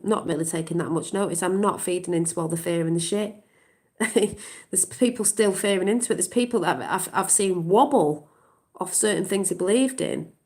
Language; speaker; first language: English; native; English